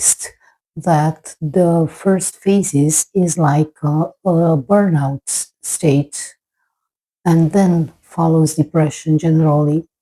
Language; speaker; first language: English; non-native, fluent; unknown